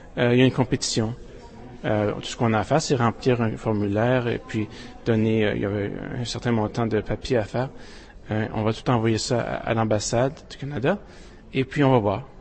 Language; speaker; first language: French; native; French